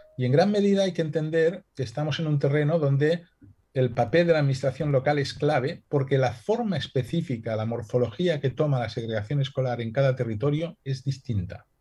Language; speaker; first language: Spanish; non-native, local second language; Catalan